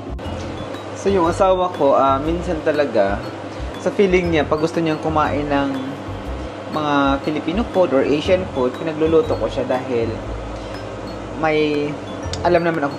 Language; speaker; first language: Filipino; native; Filipino